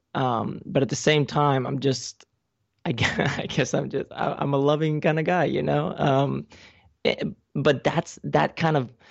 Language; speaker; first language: English; non-native, fluent; Spanish